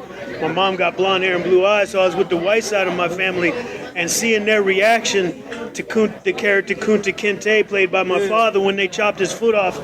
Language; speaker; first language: English; native; English